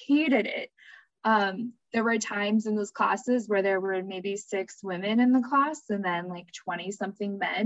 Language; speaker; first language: English; native; English